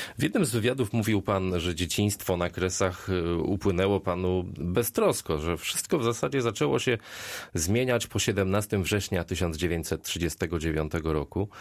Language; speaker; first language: Polish; native; Polish